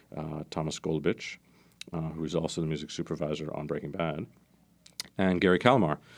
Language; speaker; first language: English; native; English